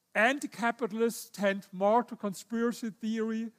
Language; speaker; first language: English; non-native, fluent; German